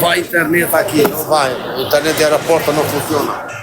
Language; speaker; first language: Italian; non-native, fluent; Albanian